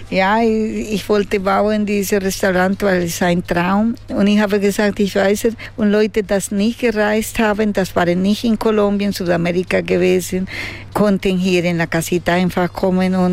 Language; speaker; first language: German; non-native, learner; Spanish